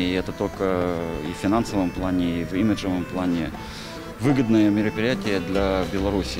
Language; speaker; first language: Russian; native; Russian